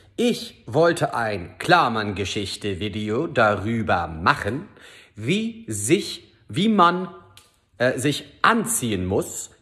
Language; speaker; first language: German; non-native, fluent; English